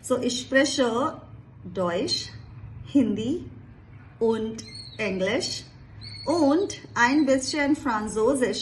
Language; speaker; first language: German; non-native, fluent; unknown